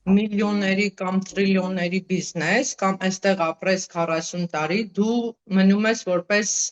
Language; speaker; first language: Armenian; native; Armenian